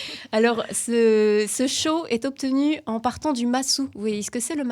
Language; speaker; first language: French; native; French